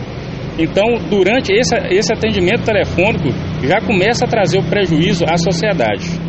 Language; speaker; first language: Portuguese; native; Portuguese